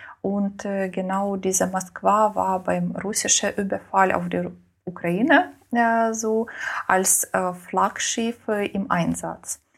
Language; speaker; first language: German; non-native, learner; Ukrainian